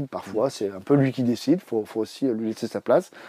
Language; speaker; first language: French; native; French